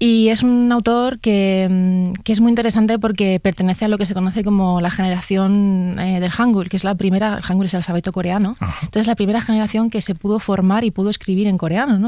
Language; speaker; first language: Spanish; native; Spanish